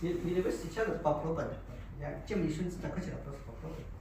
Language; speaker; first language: Russian; non-native, learner; Chinese